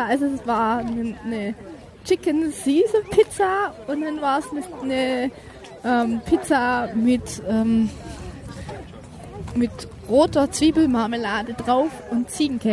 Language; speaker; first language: German; native; German